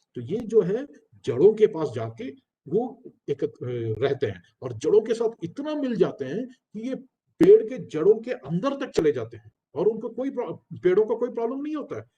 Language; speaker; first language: Hindi; non-native, local second language; Telugu